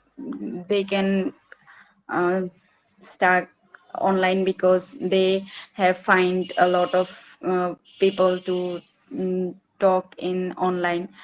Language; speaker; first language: English; non-native, learner; Bangla